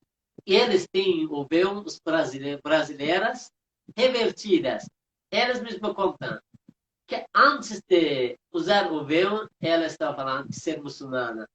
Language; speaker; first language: Portuguese; non-native, fluent; Persian